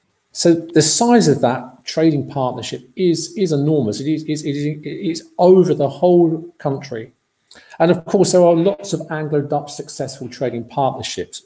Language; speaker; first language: English; native; English